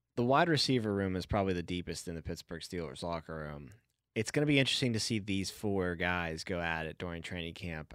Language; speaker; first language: English; native; English